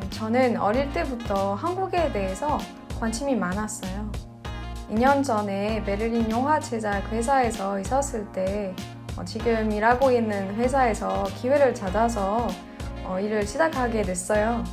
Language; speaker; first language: Korean; non-native, fluent; French